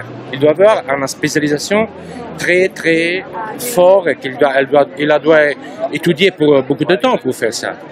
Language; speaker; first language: French; non-native, fluent; Italian